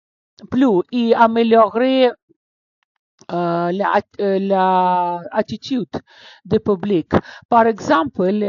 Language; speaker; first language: French; non-native, fluent; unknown